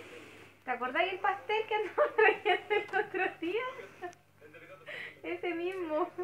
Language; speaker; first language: Spanish; native; Spanish